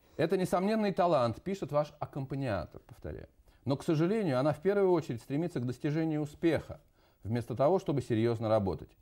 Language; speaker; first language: Russian; native; Russian